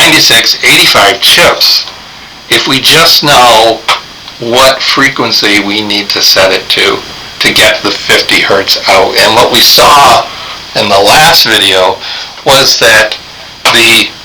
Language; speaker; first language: English; native; English